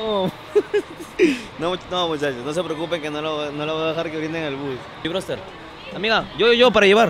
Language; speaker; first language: Spanish; native; Spanish